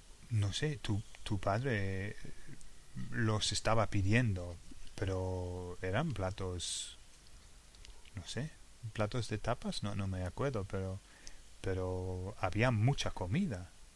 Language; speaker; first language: Spanish; non-native, fluent; English